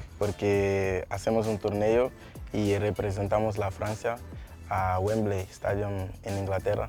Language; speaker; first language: Spanish; non-native, learner; Portuguese